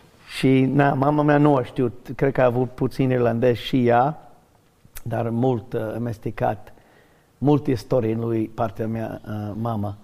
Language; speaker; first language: Romanian; non-native, learner; English